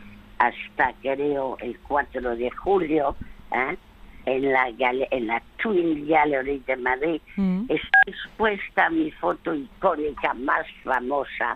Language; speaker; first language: Spanish; early bilingual, other home language; French